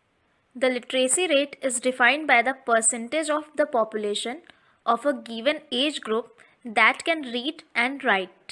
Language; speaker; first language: English; non-native, local second language; Hindi